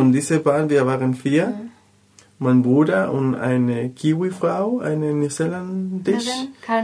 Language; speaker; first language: German; non-native, learner; Spanish